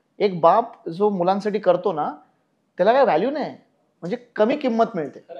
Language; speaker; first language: Marathi; native; Marathi